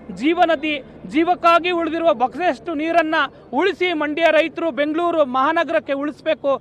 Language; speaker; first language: Kannada; native; Kannada